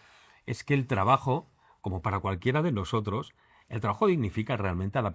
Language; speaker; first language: Spanish; native; Spanish